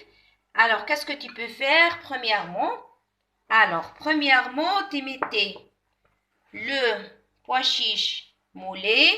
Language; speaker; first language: French; non-native, local second language; Arabic